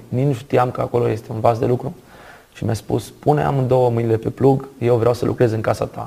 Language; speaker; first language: Romanian; native; Romanian